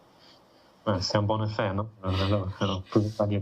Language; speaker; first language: French; non-native, fluent; English